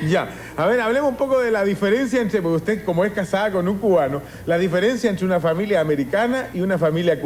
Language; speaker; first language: Spanish; native; Spanish